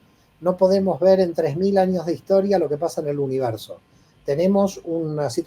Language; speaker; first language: Spanish; native; Spanish